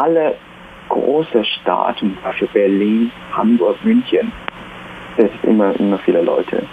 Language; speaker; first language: German; non-native, fluent; Chinese